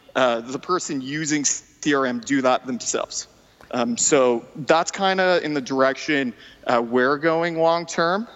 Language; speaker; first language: English; non-native, fluent; French